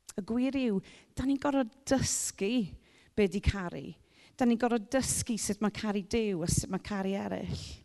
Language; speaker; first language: Welsh; native; Welsh